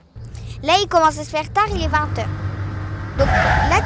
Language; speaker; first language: French; native; French